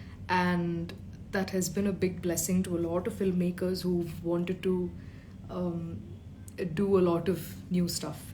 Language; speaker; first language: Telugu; non-native, local second language; Malayalam